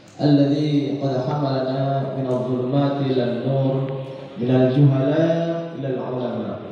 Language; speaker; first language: Arabic; non-native, learner; Indonesian